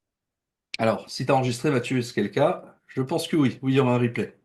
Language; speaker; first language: French; native; French